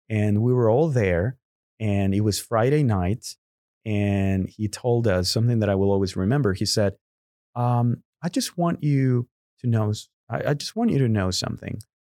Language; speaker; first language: English; non-native, fluent; Spanish